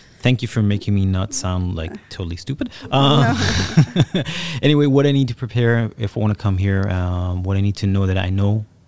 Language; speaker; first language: English; non-native, fluent; Hebrew